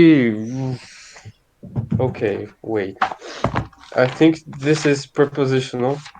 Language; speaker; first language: English; non-native, fluent; Portuguese